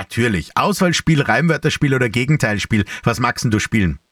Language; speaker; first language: German; native; German